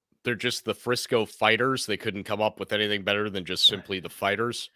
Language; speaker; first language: English; native; English